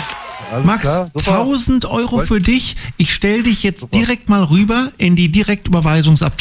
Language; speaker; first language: German; native; German